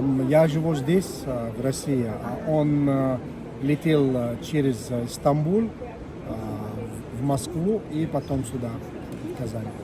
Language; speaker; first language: Russian; non-native, fluent; Arabic